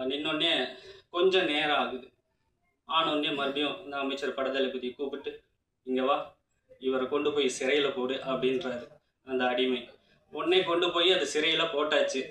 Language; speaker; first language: Tamil; native; Tamil